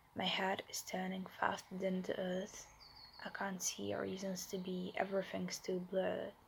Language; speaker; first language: English; non-native, fluent; Slovak